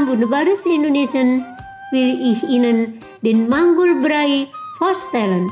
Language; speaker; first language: German; non-native, learner; Indonesian